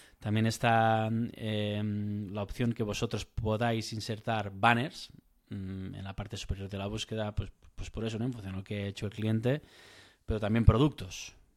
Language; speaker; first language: Spanish; native; Spanish